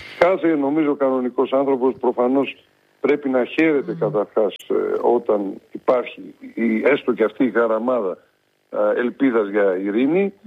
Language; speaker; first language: Greek; early bilingual, heritage; Greek